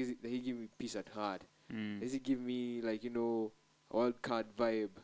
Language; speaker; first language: English; non-native, local second language; Ganda